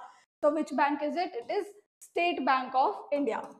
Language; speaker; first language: English; non-native, local second language; Hindi